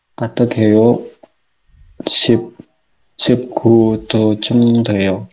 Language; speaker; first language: Korean; non-native, learner; Indonesian